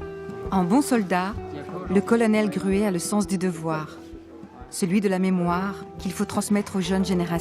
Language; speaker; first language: French; native; French